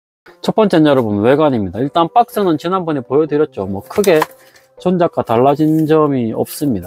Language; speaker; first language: Korean; native; Korean